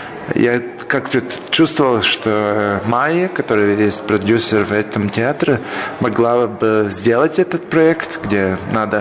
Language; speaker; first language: Russian; non-native, local second language; Latvian